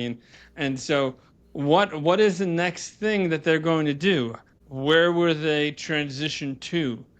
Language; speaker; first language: English; native; English